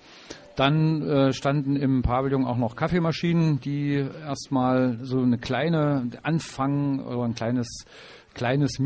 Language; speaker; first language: German; native; German